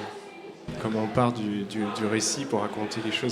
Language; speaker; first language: French; native; French